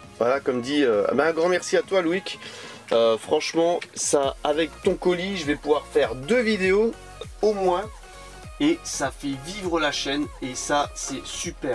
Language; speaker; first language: French; native; French